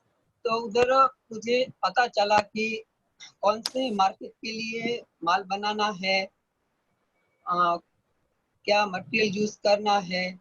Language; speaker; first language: Hindi; non-native, local second language; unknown